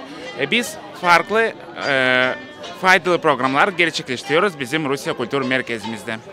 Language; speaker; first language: Turkish; non-native, fluent; Russian